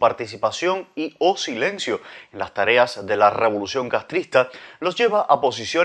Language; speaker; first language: Spanish; native; Spanish